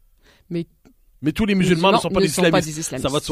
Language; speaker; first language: French; native; French